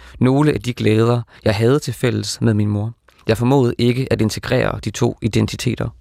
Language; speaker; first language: Danish; native; Danish